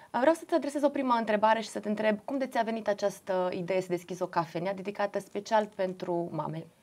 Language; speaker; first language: Romanian; native; Romanian